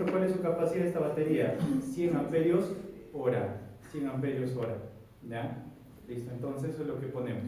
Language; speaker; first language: Spanish; native; Spanish